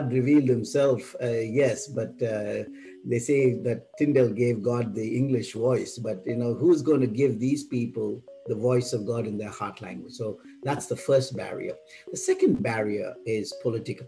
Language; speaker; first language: English; non-native, local second language; Tamil